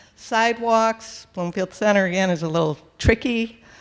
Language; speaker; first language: English; native; English